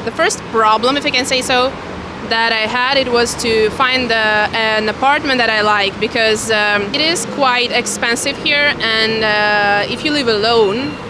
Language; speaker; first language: English; non-native, fluent; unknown